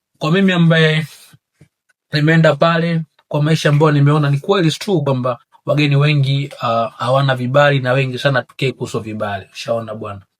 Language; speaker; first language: Swahili; native; Swahili